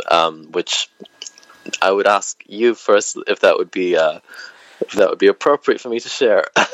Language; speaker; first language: English; native; English